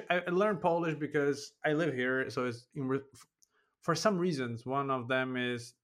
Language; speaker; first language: English; non-native, fluent; Portuguese